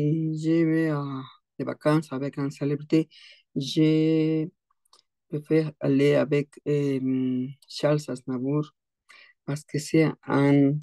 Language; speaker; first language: French; non-native, learner; Spanish